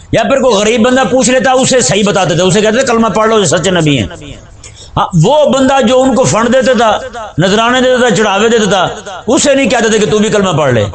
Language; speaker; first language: Urdu; non-native, local second language; Punjabi